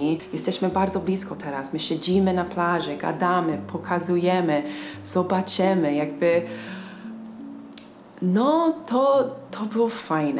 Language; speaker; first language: Polish; non-native, fluent; English